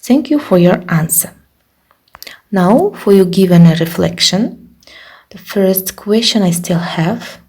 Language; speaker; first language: English; non-native, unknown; Kazakh